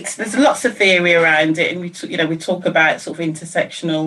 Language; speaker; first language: English; native; English